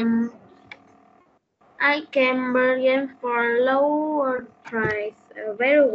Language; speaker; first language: English; non-native, learner; Vietnamese